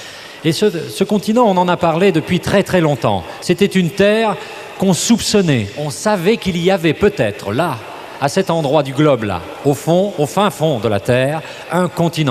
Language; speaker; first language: French; native; French